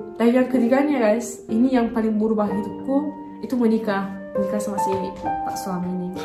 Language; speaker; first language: Indonesian; non-native, fluent; Turkish